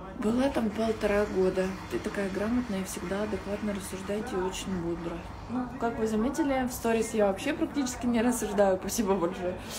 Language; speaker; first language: Russian; native; Russian